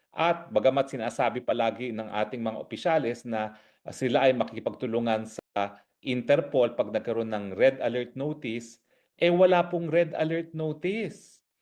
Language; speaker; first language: Filipino; native; Filipino